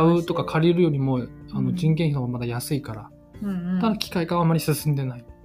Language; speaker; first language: Japanese; non-native, fluent; Chinese